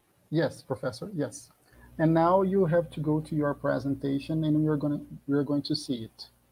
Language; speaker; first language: English; non-native, fluent; Portuguese